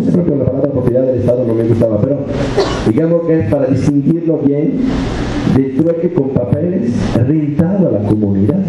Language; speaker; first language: Spanish; non-native, fluent; Italian